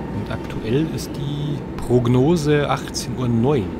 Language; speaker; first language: German; native; German